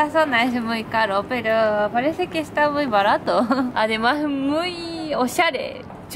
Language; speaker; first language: Spanish; non-native, learner; Japanese